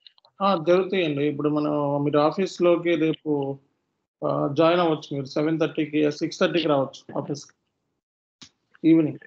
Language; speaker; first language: Telugu; native; Telugu